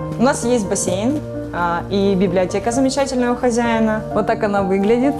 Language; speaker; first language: Russian; native; Russian